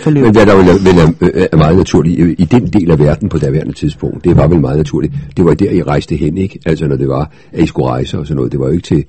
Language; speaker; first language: Danish; native; Danish